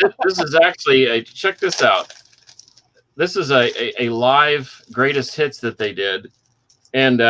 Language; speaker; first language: English; native; English